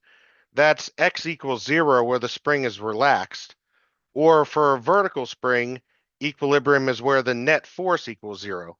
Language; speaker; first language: English; native; English